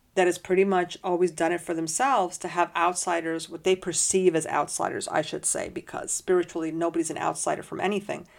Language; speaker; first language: English; early bilingual, heritage; Spanish